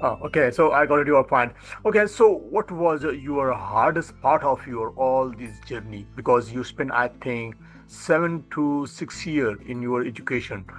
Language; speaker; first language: English; non-native, fluent; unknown